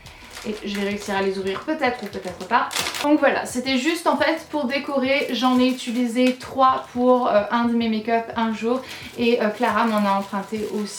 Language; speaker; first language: French; native; French